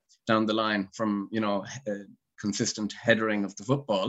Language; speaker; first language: English; native; English